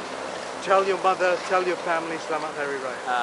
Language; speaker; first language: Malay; non-native, learner; English